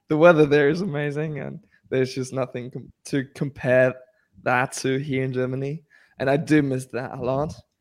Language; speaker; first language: English; non-native, fluent; Spanish